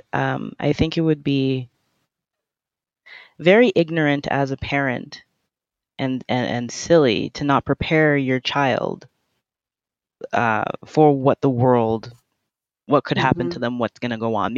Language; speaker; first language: English; native; English